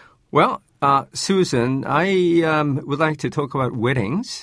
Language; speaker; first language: English; non-native, fluent; Japanese